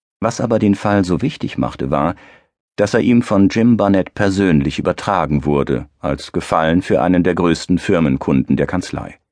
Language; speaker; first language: German; native; German